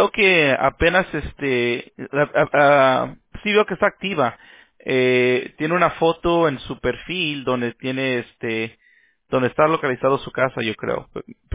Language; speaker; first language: Spanish; early bilingual, heritage; Spanish